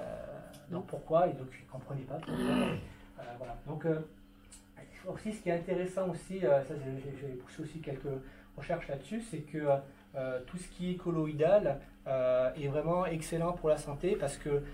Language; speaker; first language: French; native; French